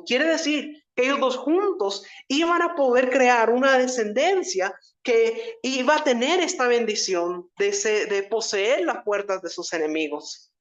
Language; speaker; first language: Spanish; native; Spanish